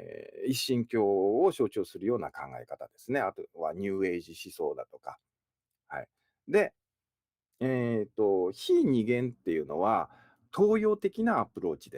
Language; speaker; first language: Japanese; native; Japanese